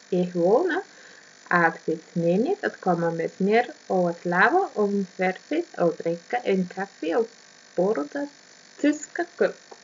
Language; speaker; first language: Icelandic; non-native, learner; German